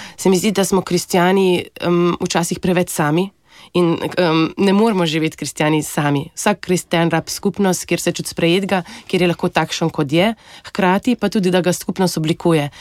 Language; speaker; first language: Slovenian; native; Slovenian